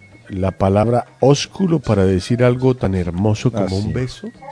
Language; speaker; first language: Spanish; native; Spanish